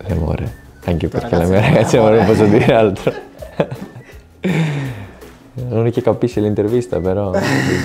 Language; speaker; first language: Italian; non-native, fluent; Greek